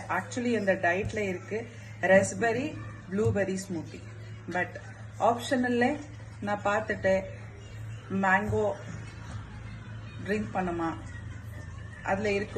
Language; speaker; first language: Tamil; non-native, local second language; Urdu